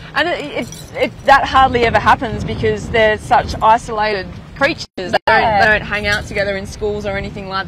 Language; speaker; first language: English; native; English